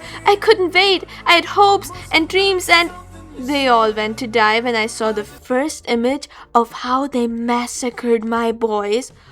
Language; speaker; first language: English; native; English